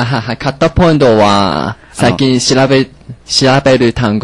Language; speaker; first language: Japanese; non-native, learner; Chinese